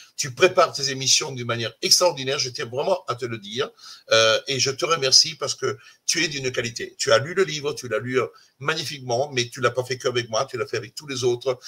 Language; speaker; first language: French; non-native, fluent; Italian